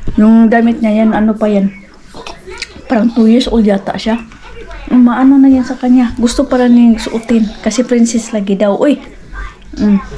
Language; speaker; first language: Filipino; non-native, local second language; Cebuano